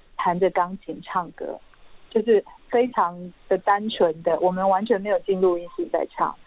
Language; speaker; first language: Chinese; non-native, local second language; Hakka Chinese